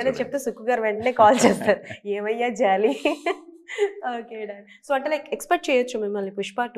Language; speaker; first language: Telugu; native; Telugu